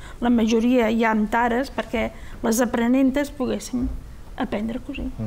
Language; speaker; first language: Catalan; native; Catalan